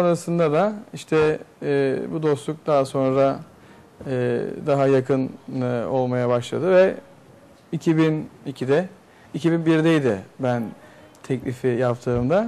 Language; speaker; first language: Turkish; native; Turkish